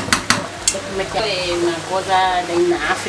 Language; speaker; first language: Italian; non-native, learner; Wolof